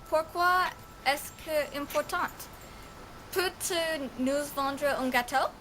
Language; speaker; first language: French; non-native, learner; English